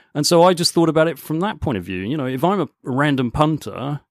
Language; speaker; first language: English; native; English